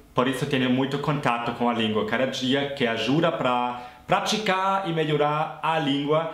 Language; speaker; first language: English; non-native, fluent; German